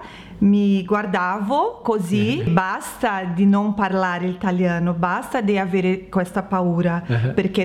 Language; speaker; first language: Italian; non-native, learner; Portuguese